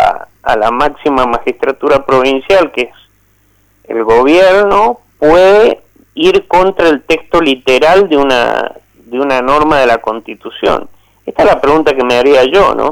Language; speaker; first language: Spanish; native; Spanish